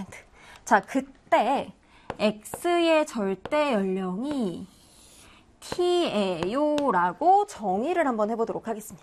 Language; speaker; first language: Korean; native; Korean